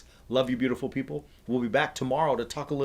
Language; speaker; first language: English; native; English